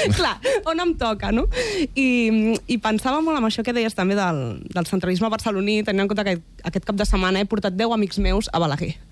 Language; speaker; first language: Catalan; native; Catalan